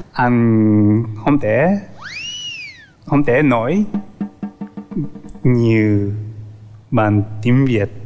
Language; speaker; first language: Vietnamese; non-native, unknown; Japanese